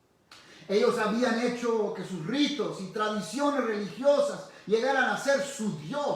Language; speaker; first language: Spanish; early bilingual, heritage; Spanish